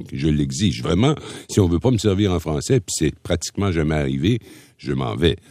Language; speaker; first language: French; native; French